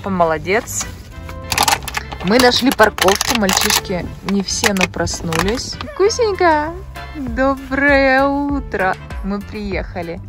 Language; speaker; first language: Russian; native; Russian